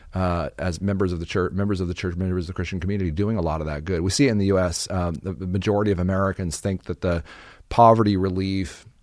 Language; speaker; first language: English; native; English